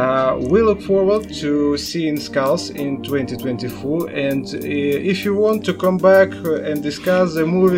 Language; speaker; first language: English; non-native, learner; Russian